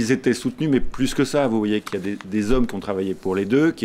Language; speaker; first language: French; native; French